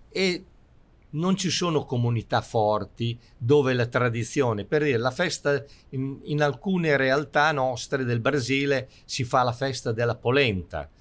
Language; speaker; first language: Italian; native; Italian